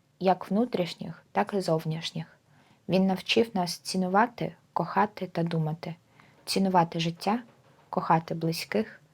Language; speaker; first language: Ukrainian; non-native, local second language; Russian